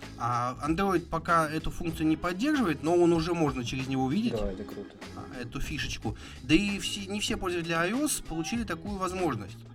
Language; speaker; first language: Russian; native; Russian